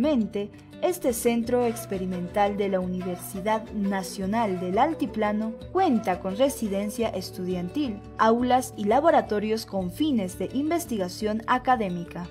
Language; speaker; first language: Spanish; native; Spanish